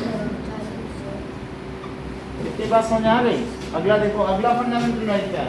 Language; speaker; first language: Hindi; native; Hindi